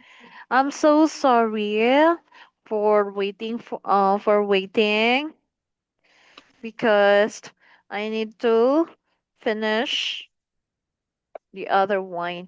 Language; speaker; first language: English; non-native, fluent; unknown